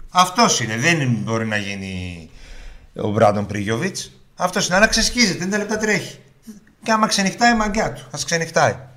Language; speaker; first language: Greek; early bilingual, heritage; Greek